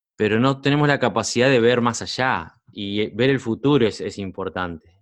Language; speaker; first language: Spanish; native; Spanish